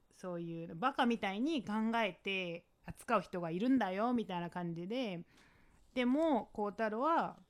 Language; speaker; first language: Japanese; non-native, fluent; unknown